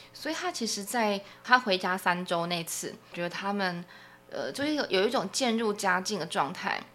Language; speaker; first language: Chinese; native; Chinese